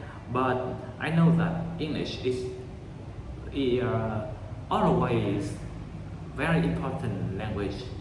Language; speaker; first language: English; non-native, learner; Vietnamese